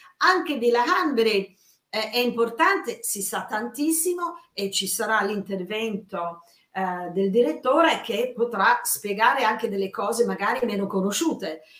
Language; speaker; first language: Italian; non-native, fluent; English